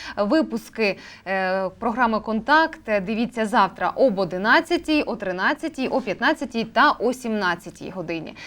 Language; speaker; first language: Ukrainian; native; Ukrainian